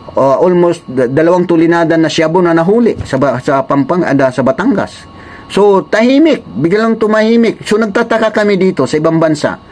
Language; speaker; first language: Filipino; non-native, local second language; Waray